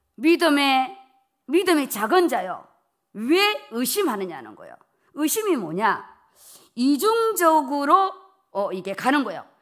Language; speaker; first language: Korean; native; Korean